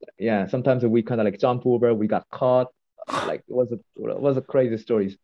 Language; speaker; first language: English; non-native, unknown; Korean